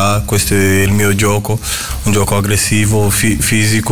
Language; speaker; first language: Italian; non-native, fluent; Portuguese